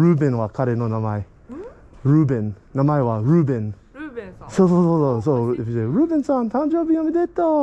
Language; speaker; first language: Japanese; non-native, learner; English